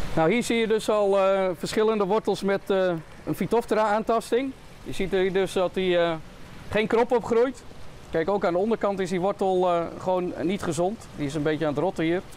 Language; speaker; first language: Dutch; native; Dutch